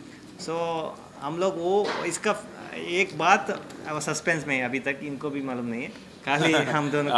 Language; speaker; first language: Hindi; non-native, local second language; Kannada